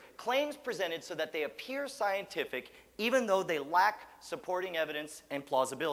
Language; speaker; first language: English; native; English